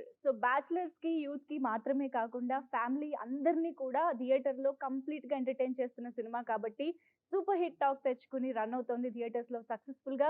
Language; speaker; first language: Telugu; native; Telugu